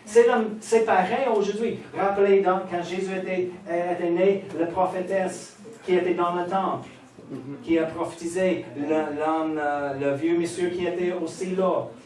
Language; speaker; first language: French; non-native, fluent; English